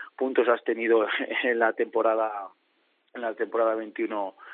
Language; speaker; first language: Spanish; native; Spanish